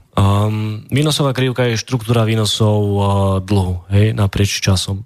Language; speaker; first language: Slovak; native; Slovak